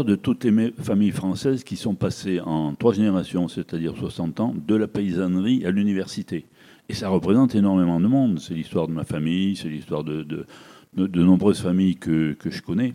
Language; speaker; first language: French; native; French